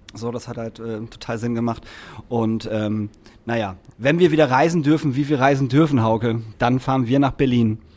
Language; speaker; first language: German; native; German